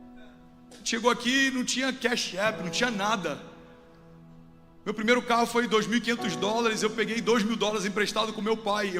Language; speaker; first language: Portuguese; native; Portuguese